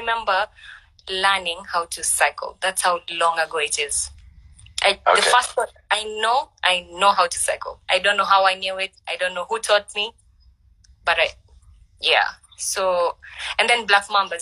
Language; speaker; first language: English; non-native, local second language; Swahili